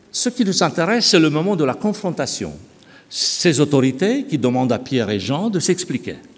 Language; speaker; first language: French; non-native, fluent; Romanian